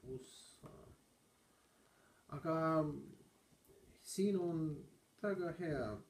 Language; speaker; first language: Estonian; non-native, learner; Russian